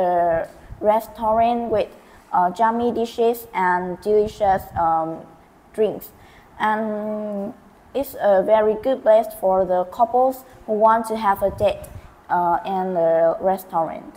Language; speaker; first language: English; non-native, learner; Vietnamese